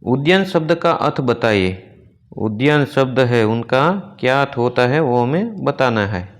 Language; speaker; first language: Hindi; non-native, local second language; Gujarati